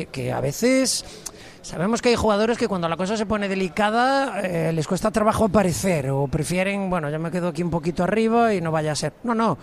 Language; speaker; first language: Spanish; native; Spanish